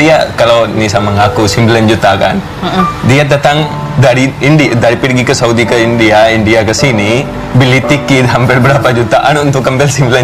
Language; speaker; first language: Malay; non-native, fluent; Hindi